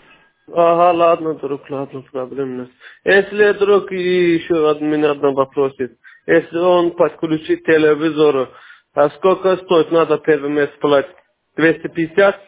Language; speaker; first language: Russian; non-native, learner; Azerbaijani